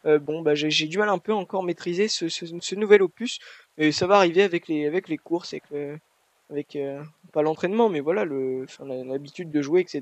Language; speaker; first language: French; native; French